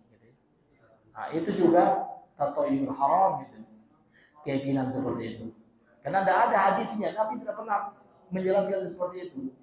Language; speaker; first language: Indonesian; non-native, local second language; Minangkabau